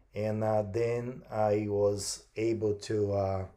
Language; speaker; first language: English; non-native, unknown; Portuguese